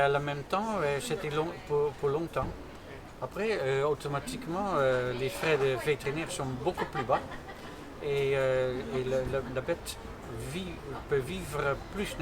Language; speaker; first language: French; non-native, fluent; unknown